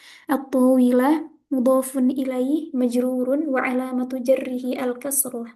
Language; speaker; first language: Arabic; non-native, learner; Indonesian